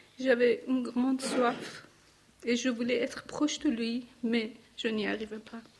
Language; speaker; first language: French; non-native, learner; Persian